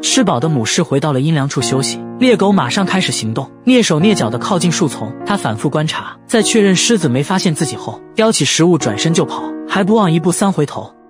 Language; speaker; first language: Chinese; native; Chinese